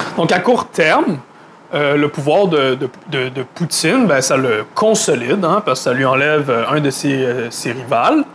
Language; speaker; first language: French; native; French